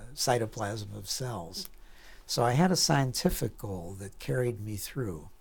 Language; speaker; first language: English; native; English